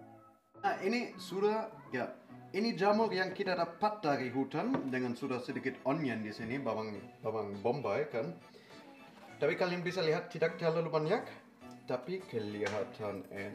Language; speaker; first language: Indonesian; non-native, fluent; German